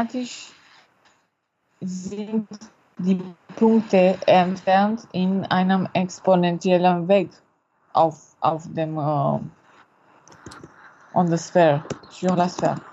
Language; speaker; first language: German; non-native, learner; French